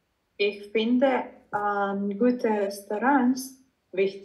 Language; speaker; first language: German; non-native, learner; Croatian